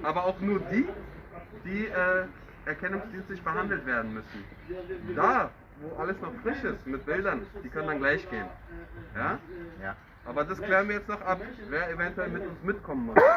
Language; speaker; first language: German; native; German